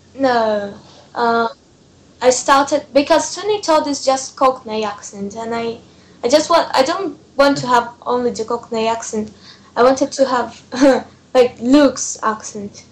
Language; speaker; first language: English; non-native, fluent; Portuguese